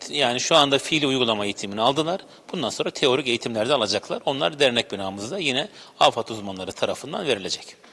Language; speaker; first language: Turkish; native; Turkish